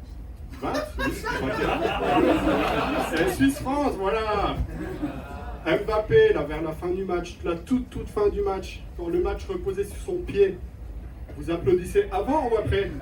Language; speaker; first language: French; native; French